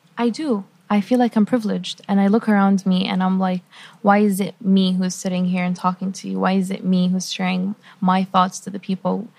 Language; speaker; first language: English; non-native, fluent; Arabic